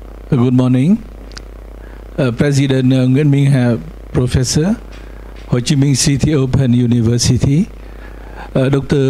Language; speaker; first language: English; non-native, fluent; Vietnamese